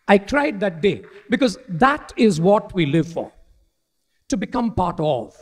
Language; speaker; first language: English; non-native, local second language; Malayalam